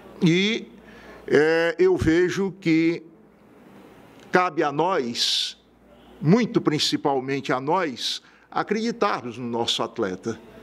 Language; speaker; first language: Portuguese; native; Portuguese